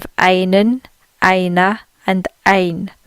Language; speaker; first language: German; non-native, fluent; English